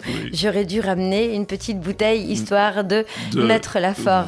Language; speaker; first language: French; native; French